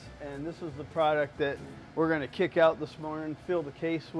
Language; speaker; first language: English; native; English